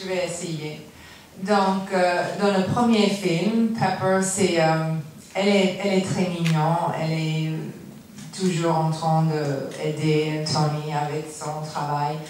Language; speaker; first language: French; non-native, learner; English